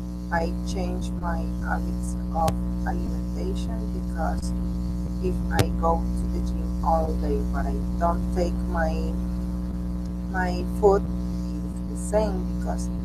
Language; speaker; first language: English; non-native, learner; Spanish